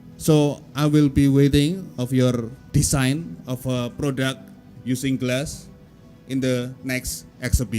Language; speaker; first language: English; non-native, learner; Indonesian